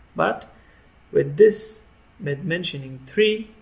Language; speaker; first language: English; non-native, local second language; Hindi